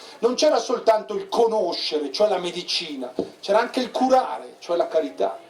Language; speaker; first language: Italian; native; Italian